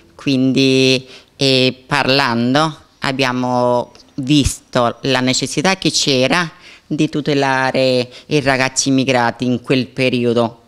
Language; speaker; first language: Italian; non-native, fluent; Spanish